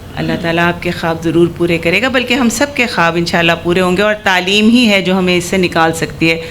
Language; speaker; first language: Urdu; native; Urdu